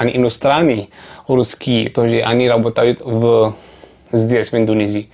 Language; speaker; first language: Russian; non-native, learner; Javanese